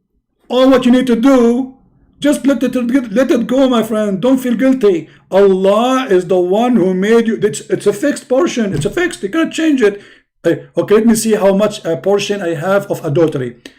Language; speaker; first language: English; non-native, fluent; Arabic